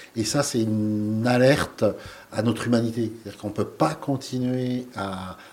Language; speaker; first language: French; native; French